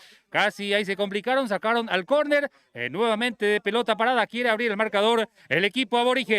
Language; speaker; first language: Spanish; native; Spanish